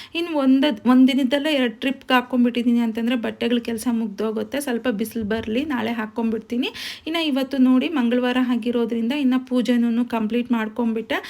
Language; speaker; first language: Kannada; native; Kannada